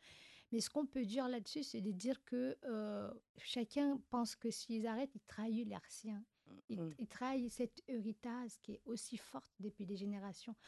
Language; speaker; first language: French; non-native, local second language; Fula